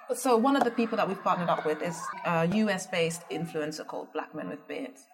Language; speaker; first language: English; early bilingual, other home language; Dutch